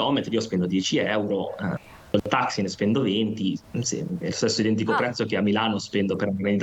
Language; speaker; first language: Italian; native; Italian